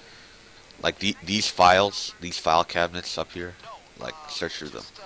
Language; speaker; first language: English; native; English